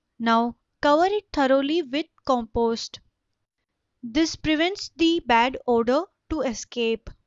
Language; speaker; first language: English; non-native, local second language; Tamil